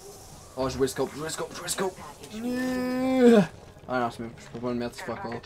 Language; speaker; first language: French; native; French